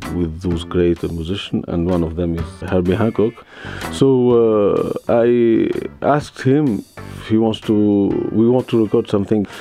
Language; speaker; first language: English; non-native, learner; Arabic